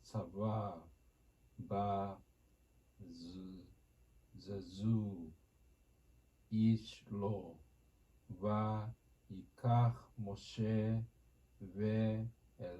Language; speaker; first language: Hebrew; non-native, learner; Japanese